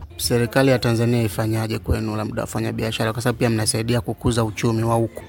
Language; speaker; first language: Swahili; native; Swahili